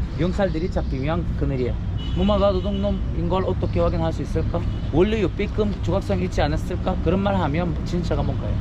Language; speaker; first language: Korean; non-native, fluent; Arabic